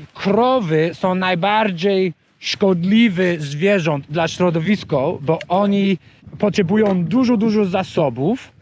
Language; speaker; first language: Polish; non-native, learner; English